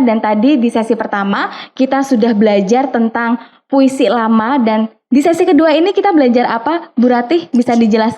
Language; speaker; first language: Indonesian; native; Indonesian